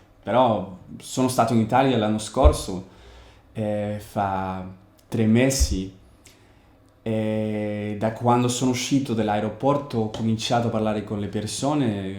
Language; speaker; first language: Italian; non-native, fluent; Spanish